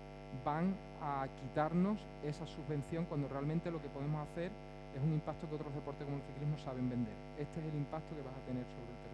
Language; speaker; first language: Spanish; native; Spanish